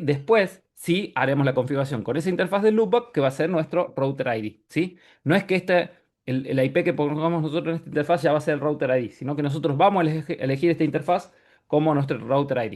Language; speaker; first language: Spanish; native; Spanish